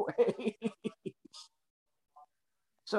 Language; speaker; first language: English; early bilingual, other home language; Spanish